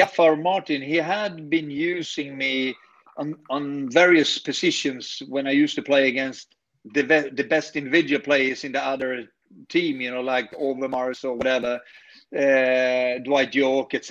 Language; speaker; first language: English; non-native, fluent; Swedish